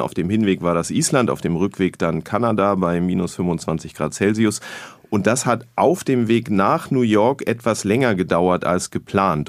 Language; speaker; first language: German; native; German